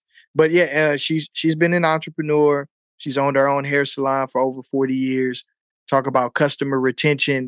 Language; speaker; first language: English; native; English